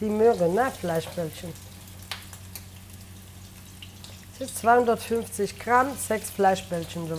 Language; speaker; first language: German; non-native, fluent; Italian